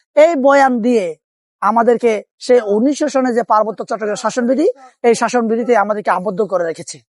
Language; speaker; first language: Bangla; non-native, local second language; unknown